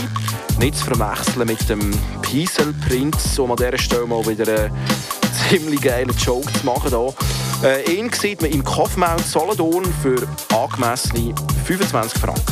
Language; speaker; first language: German; native; German